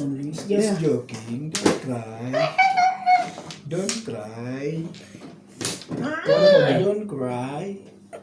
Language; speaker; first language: English; non-native, learner; Filipino